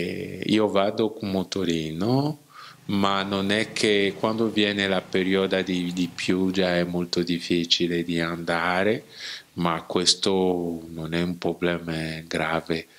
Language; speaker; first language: Italian; non-native, learner; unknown